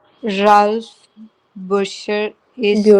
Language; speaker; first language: German; non-native, learner; Hindi